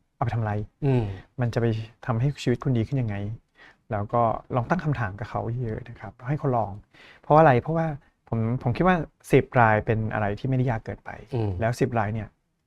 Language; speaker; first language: Thai; native; Thai